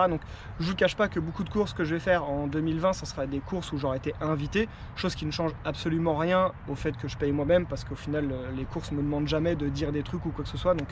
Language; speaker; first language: French; native; French